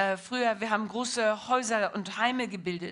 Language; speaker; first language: German; non-native, fluent; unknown